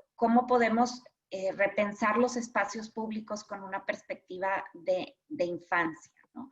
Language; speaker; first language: Spanish; native; Spanish